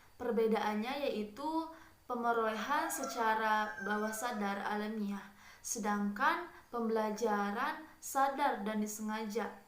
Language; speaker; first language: Indonesian; non-native, local second language; Sundanese